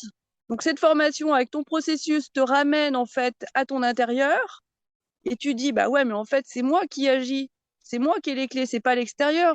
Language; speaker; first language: French; native; French